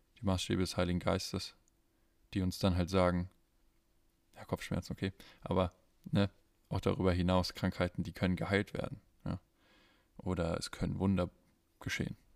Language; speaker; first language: German; native; German